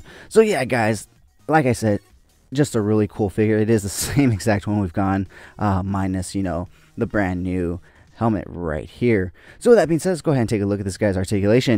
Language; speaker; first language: English; native; English